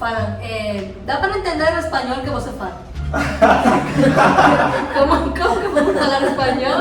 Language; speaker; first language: Portuguese; non-native, learner; Spanish